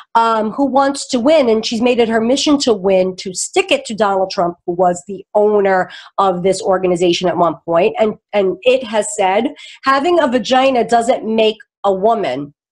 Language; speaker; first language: English; native; English